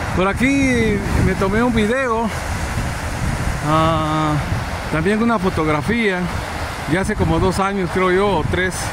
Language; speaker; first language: Spanish; native; Spanish